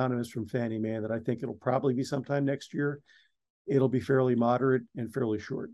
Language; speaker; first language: English; native; English